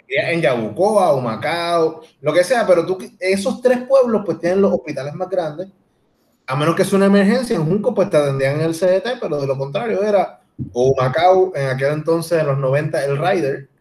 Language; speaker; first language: Spanish; native; Spanish